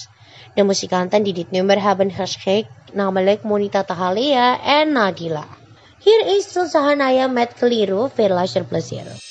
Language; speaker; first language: Dutch; non-native, fluent; Indonesian